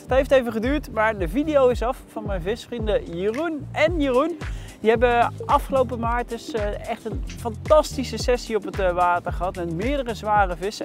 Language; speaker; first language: Dutch; native; Dutch